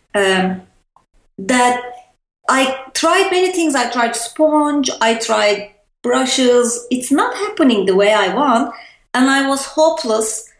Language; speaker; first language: English; non-native, fluent; Turkish